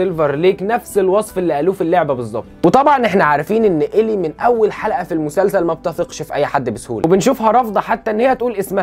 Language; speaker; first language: Arabic; native; Arabic